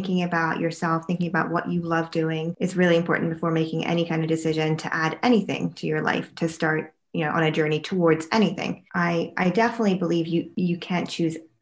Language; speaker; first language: English; native; English